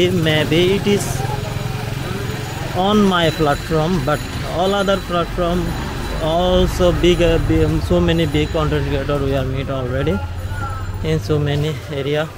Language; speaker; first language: English; non-native, learner; Bangla